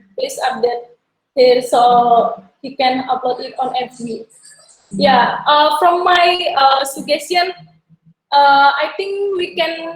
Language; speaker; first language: English; non-native, learner; Indonesian